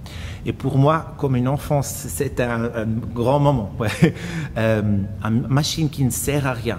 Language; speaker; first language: French; non-native, fluent; German